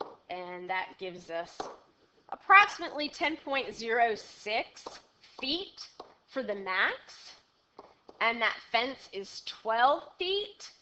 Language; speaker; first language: English; native; English